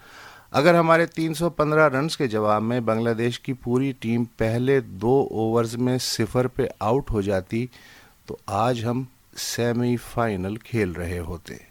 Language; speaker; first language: Urdu; native; Urdu